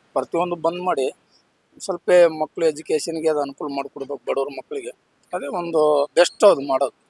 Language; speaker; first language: Kannada; native; Kannada